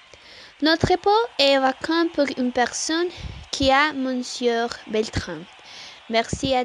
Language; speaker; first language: French; non-native, learner; Spanish